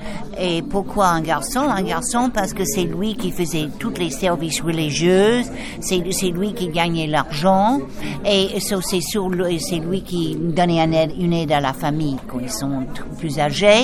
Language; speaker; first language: French; non-native, fluent; English